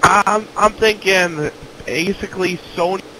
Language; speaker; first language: English; native; English